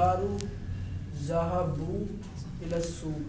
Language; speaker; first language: Arabic; non-native, learner; Urdu